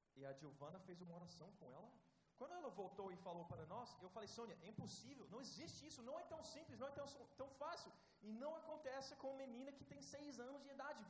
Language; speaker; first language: Portuguese; non-native, fluent; English